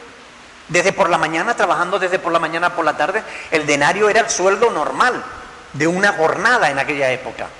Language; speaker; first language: Spanish; native; Spanish